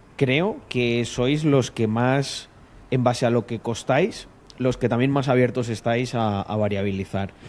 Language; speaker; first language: Spanish; native; Spanish